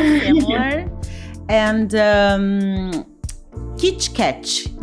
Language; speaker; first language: English; non-native, fluent; Portuguese